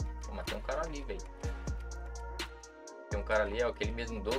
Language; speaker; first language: Portuguese; native; Portuguese